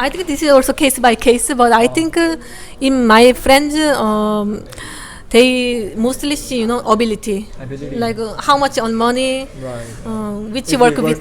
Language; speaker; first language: English; non-native, learner; Korean